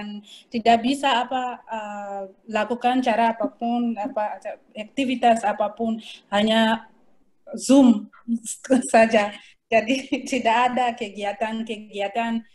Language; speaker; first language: Indonesian; non-native, learner; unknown